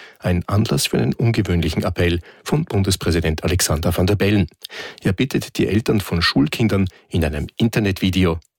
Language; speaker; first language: German; native; German